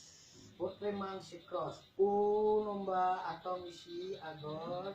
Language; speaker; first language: French; non-native, learner; Indonesian